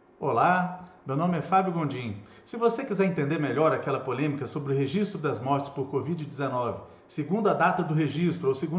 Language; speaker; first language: Portuguese; native; Portuguese